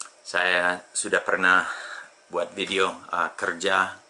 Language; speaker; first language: Indonesian; non-native, fluent; English